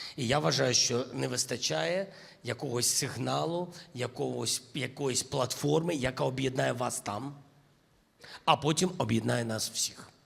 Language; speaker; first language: Ukrainian; non-native, local second language; Russian